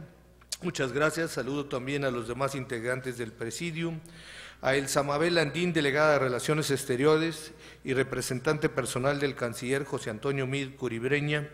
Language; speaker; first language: Spanish; native; Spanish